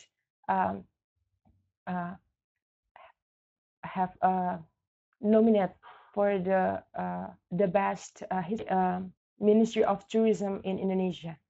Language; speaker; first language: English; non-native, learner; Indonesian